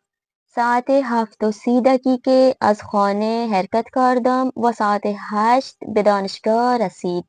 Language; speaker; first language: Persian; non-native, fluent; Urdu